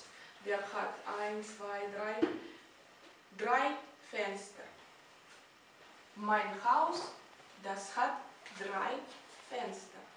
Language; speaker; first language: German; non-native, fluent; Russian